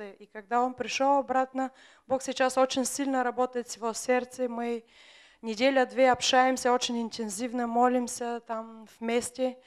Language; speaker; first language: Russian; non-native, fluent; Bulgarian